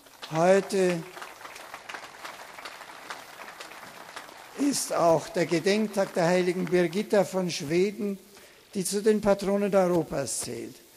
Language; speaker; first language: German; native; German